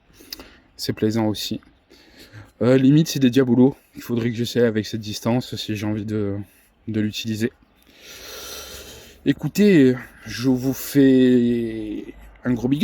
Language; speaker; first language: French; native; French